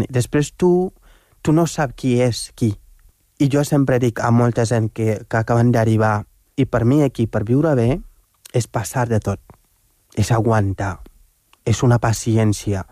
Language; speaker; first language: Catalan; non-native, fluent; Wolof